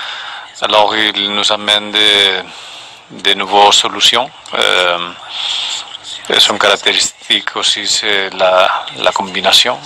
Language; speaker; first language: French; non-native, fluent; Spanish